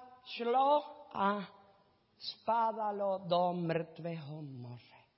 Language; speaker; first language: Czech; non-native, learner; Spanish